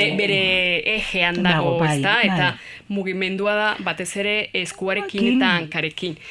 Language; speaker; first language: Basque; non-native, learner; Spanish